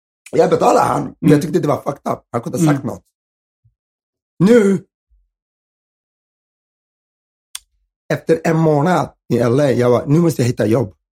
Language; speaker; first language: Swedish; early bilingual, other home language; Somali